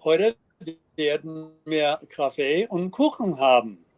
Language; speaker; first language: German; non-native, learner; English